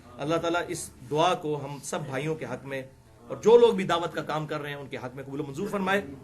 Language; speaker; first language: Urdu; non-native, local second language; Punjabi